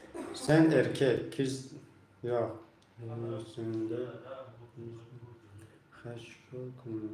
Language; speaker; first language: Turkish; non-native, learner; Tajik